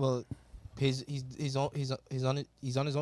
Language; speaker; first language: English; native; English